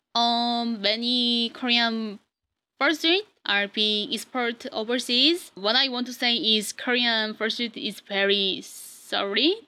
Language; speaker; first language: English; non-native, learner; Korean